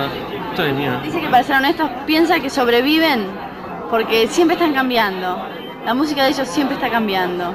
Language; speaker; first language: Spanish; native; Spanish